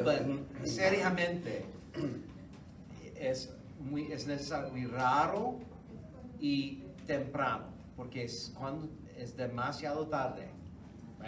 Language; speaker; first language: Spanish; non-native, fluent; English